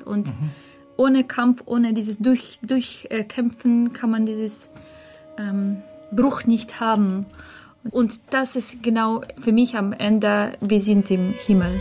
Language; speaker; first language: German; non-native, fluent; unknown